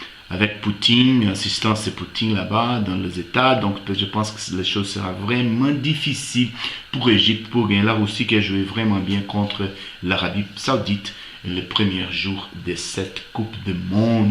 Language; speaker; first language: French; non-native, fluent; Portuguese